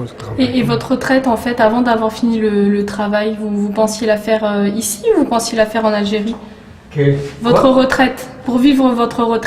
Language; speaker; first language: French; native; French